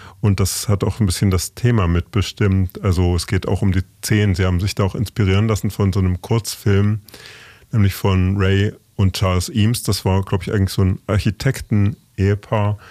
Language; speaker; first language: German; native; German